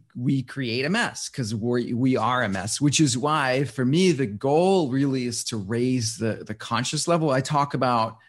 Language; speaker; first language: English; non-native, fluent; Danish